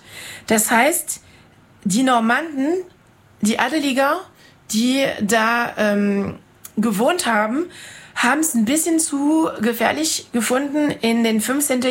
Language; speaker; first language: German; non-native, fluent; French